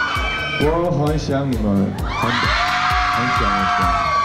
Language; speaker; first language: Chinese; non-native, learner; Korean